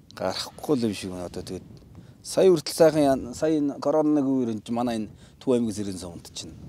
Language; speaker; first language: Mongolian; native; Mongolian